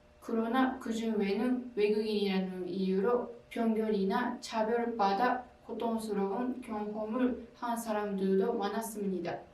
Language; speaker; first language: Korean; non-native, learner; Japanese